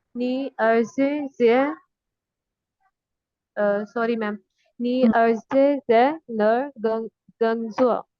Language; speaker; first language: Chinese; non-native, learner; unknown